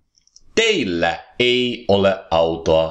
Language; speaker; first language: Finnish; non-native, fluent; English